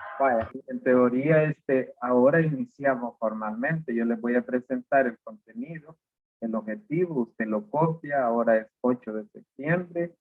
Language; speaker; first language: Spanish; native; Spanish